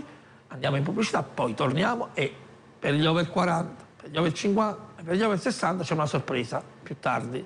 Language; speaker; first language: Italian; native; Italian